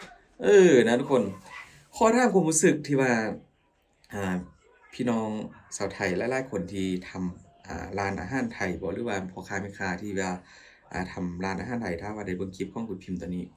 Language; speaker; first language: Thai; non-native, local second language; Northeastern Thai